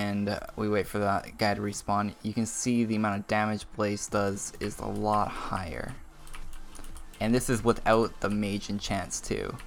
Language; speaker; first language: English; native; English